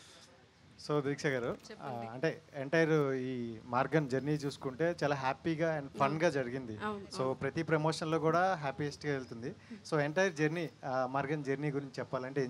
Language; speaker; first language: Telugu; native; Telugu